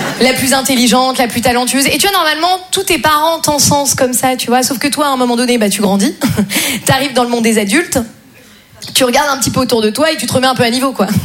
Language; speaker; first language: French; native; French